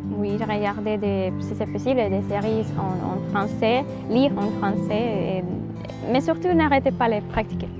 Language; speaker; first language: French; non-native, fluent; Spanish